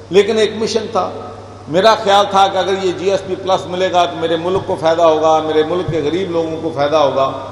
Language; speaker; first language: Urdu; non-native, local second language; Punjabi